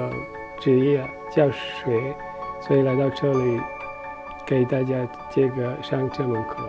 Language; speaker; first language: Chinese; non-native, learner; Arabic